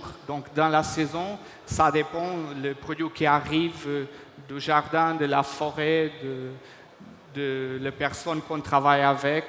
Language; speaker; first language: French; non-native, fluent; Portuguese